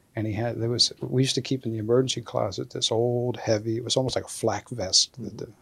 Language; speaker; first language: English; native; English